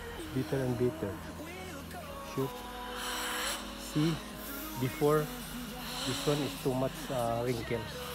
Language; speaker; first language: English; non-native, local second language; Filipino